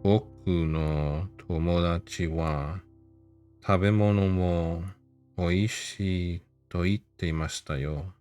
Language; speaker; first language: Japanese; non-native, learner; English